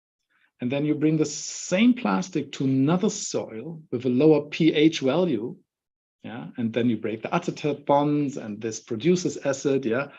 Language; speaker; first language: English; non-native, fluent; German